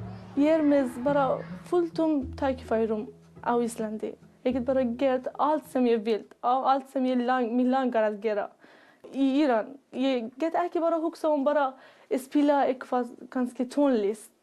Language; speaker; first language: Icelandic; non-native, learner; Persian